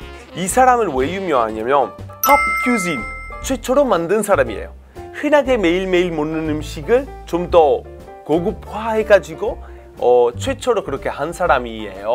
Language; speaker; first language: Korean; non-native, fluent; Italian